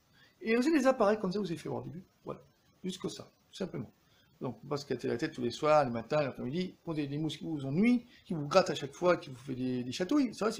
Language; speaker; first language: French; native; French